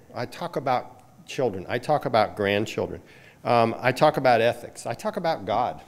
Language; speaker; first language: English; native; English